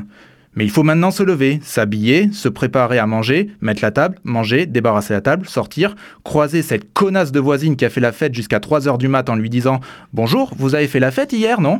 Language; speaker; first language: French; native; French